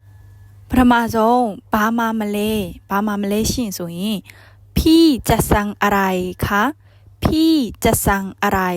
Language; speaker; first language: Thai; non-native, fluent; Burmese